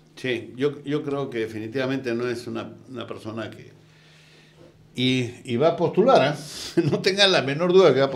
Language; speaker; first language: Spanish; native; Spanish